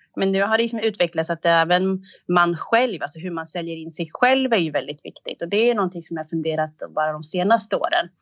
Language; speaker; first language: Swedish; early bilingual, other home language; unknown